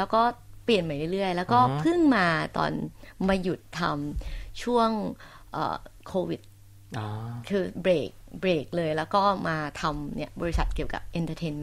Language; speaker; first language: Thai; native; Thai